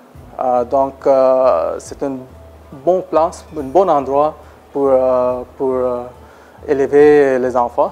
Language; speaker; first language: French; non-native, learner; Bangla